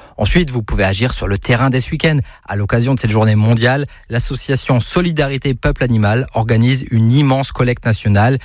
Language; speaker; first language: French; native; French